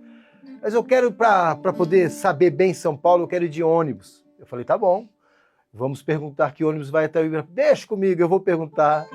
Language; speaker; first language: Portuguese; native; Portuguese